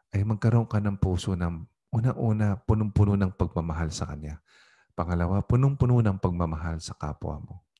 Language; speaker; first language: Filipino; non-native, local second language; Pampanga